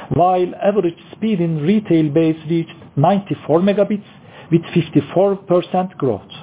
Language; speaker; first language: English; non-native, fluent; Turkish